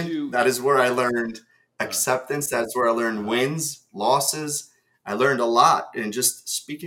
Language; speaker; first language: English; early bilingual, other home language; Russian